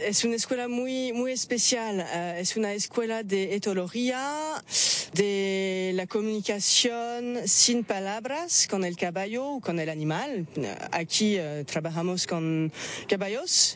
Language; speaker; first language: Spanish; non-native, fluent; French